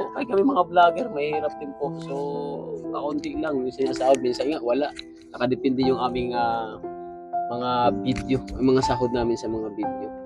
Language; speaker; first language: Filipino; non-native, local second language; Waray